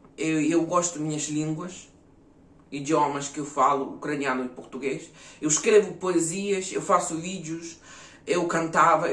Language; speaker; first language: Portuguese; early bilingual, other home language; Ukrainian